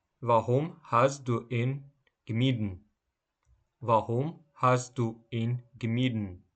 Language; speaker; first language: German; non-native, fluent; Ukrainian